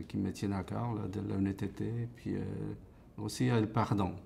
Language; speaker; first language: French; non-native, fluent; Spanish